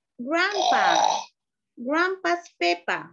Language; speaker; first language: English; non-native, learner; Spanish